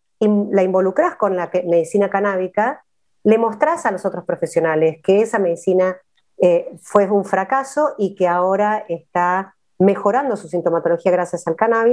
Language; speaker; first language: Spanish; native; Spanish